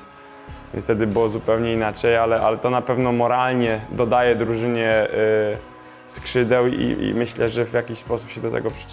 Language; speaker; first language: Polish; native; Polish